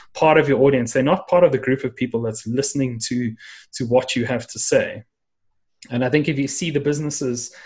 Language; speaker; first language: English; native; English